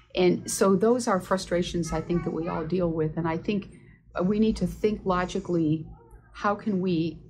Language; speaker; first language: English; native; English